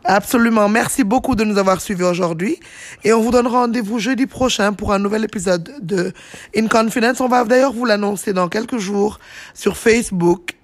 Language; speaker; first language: French; non-native, local second language; Wolof